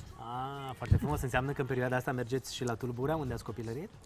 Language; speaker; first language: Romanian; native; Romanian